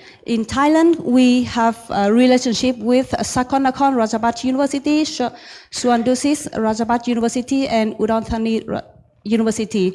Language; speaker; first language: English; non-native, learner; Vietnamese